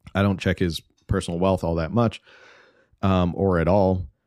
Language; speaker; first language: English; native; English